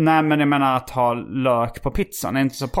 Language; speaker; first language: Swedish; native; Swedish